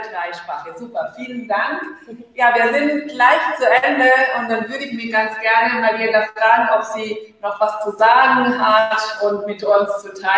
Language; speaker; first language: German; non-native, fluent; Spanish